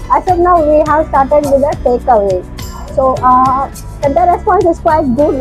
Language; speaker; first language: English; non-native, local second language; Tamil